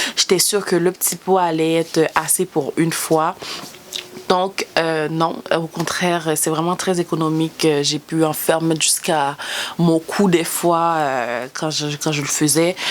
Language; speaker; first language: French; native; French